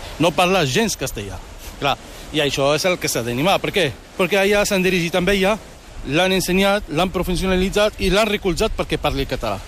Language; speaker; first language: Catalan; early bilingual, other home language; Arabic